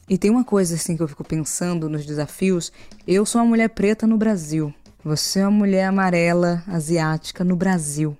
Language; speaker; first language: Portuguese; native; Portuguese